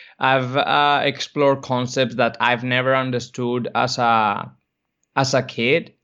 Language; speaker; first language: English; non-native, fluent; Spanish